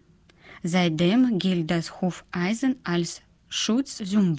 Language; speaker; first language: German; non-native, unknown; Russian